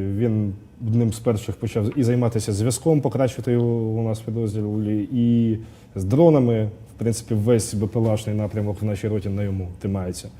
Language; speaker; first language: Ukrainian; non-native, local second language; Russian